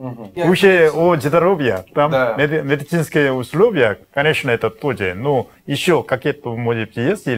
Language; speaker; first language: Russian; non-native, learner; Korean